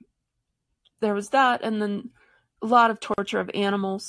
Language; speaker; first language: English; native; English